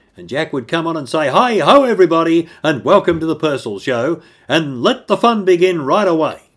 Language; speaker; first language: English; native; English